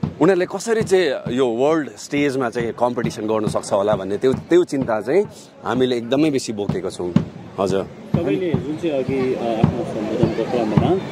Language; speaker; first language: Nepali; native; Nepali